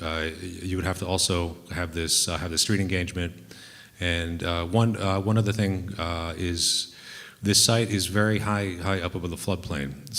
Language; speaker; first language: English; native; English